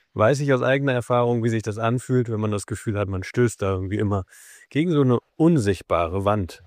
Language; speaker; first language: German; native; German